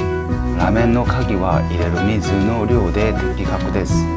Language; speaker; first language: Japanese; non-native, learner; Korean